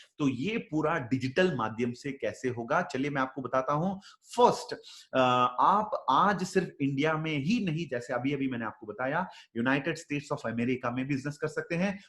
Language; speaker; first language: Hindi; non-native, local second language; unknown